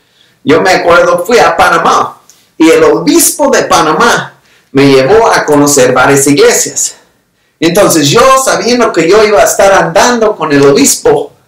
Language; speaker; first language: Spanish; non-native, fluent; English